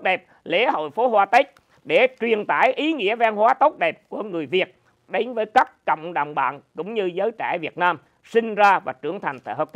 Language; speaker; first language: Vietnamese; native; Vietnamese